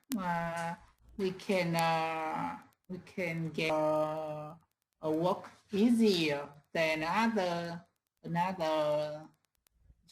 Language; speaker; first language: English; non-native, learner; Vietnamese